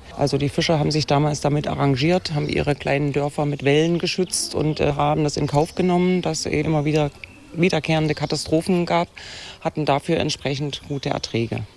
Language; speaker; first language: German; native; German